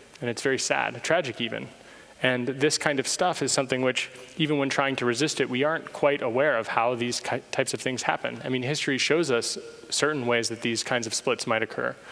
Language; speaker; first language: English; native; English